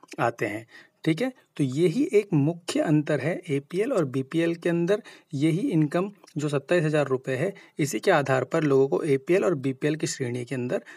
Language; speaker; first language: Hindi; native; Hindi